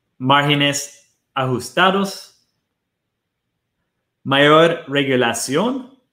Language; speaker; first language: Spanish; non-native, fluent; Portuguese